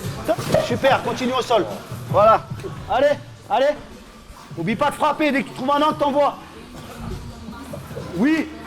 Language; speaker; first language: French; native; French